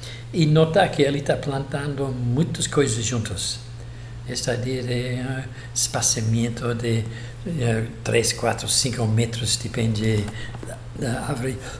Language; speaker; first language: Portuguese; non-native, fluent; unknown